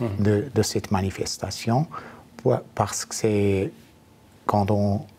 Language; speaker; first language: French; non-native, fluent; German